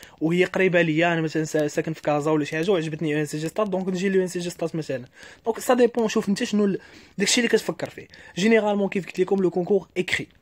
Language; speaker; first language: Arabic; native; Arabic